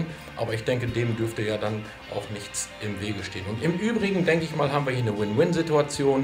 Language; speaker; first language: German; native; German